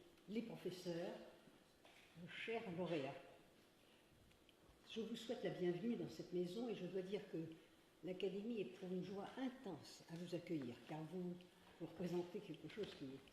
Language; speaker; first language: French; native; French